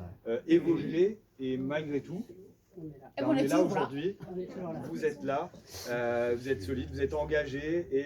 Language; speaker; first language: French; native; French